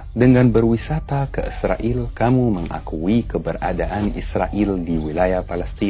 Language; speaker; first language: Indonesian; non-native, fluent; Arabic